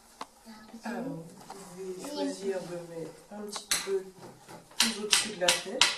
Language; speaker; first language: French; native; French